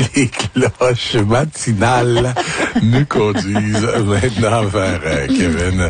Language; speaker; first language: French; native; French